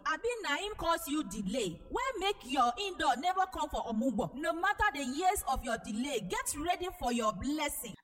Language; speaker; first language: Nigerian Pidgin; non-native, local second language; Igbo